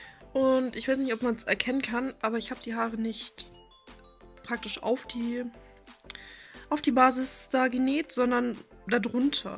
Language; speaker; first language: German; native; German